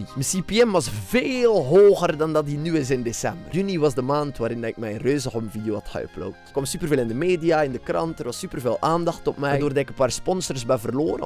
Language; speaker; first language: Dutch; native; Dutch